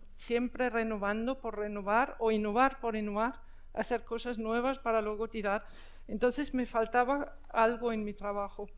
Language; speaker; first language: Spanish; non-native, fluent; Danish